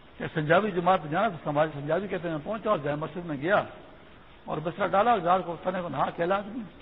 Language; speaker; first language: Urdu; non-native, local second language; Pashto